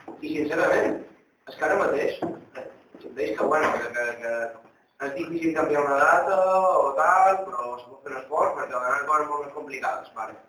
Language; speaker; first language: Catalan; native; Catalan